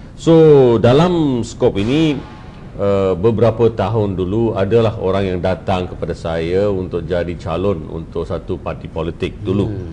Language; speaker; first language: Malay; non-native, local second language; Tamil